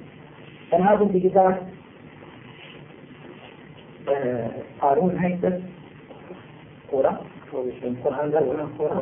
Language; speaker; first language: German; non-native, fluent; Arabic